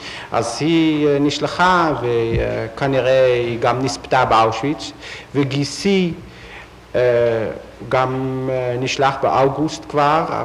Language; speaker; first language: Hebrew; non-native, fluent; Dutch